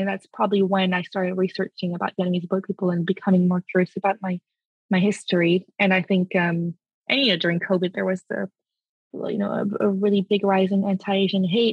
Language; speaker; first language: English; early bilingual, other home language; French